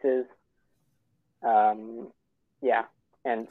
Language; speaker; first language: English; native; English